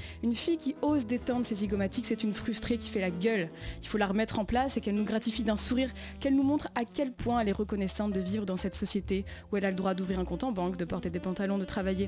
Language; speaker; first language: French; native; French